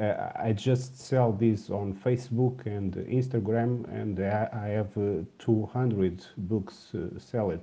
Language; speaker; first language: English; non-native, learner; Portuguese